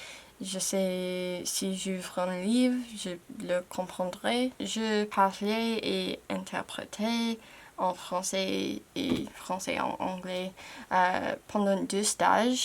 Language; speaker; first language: French; non-native, fluent; English